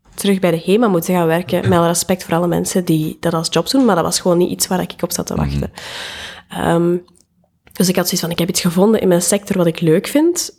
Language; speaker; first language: Dutch; native; Dutch